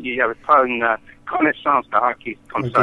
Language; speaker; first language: French; non-native, learner; English